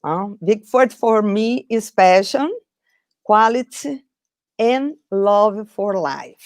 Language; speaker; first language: English; non-native, fluent; Portuguese